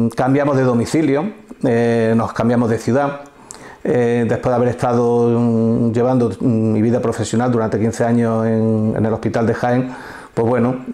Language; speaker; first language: Spanish; native; Spanish